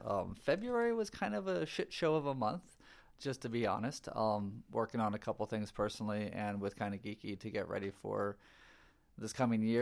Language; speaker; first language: English; native; English